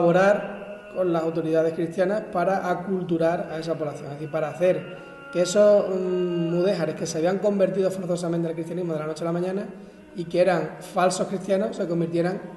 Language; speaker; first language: Spanish; native; Spanish